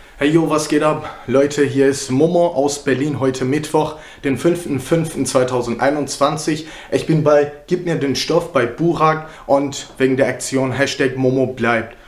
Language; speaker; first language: German; non-native, fluent; Persian